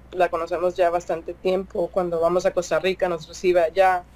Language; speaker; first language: Spanish; early bilingual, heritage; Spanish